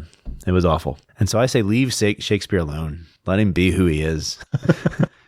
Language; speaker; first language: English; native; English